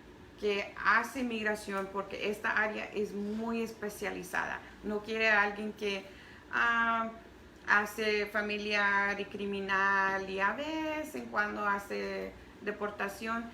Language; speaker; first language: Spanish; early bilingual, heritage; Spanish